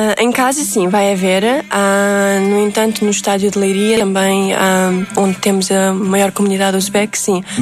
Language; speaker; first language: Portuguese; early bilingual, other home language; Uzbek